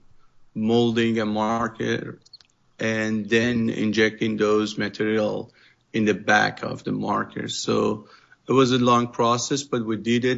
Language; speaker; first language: English; non-native, fluent; Persian